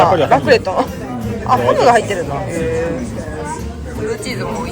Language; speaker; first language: Japanese; native; Japanese